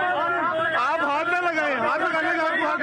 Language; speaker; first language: Hindi; non-native, local second language; Punjabi